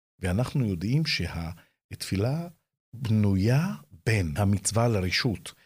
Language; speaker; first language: Hebrew; non-native, local second language; Arabic